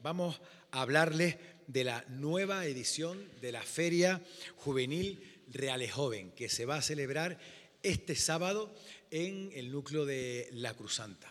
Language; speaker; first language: Spanish; native; Spanish